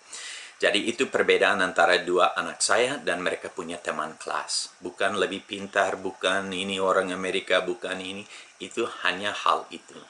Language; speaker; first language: Indonesian; non-native, fluent; English